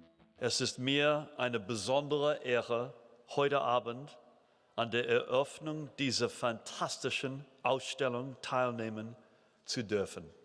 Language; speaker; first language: German; non-native, fluent; English